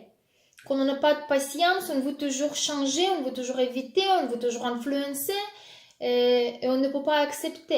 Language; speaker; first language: French; non-native, fluent; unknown